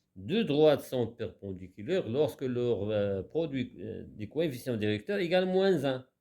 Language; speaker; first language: French; non-native, local second language; Arabic